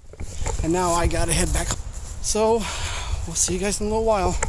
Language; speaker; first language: English; native; English